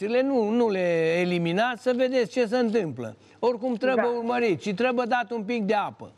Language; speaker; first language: Romanian; native; Romanian